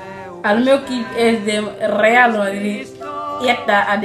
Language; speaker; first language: Catalan; non-native, learner; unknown